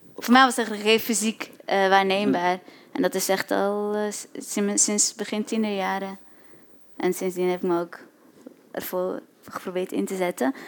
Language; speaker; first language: Dutch; early bilingual, other home language; Arabic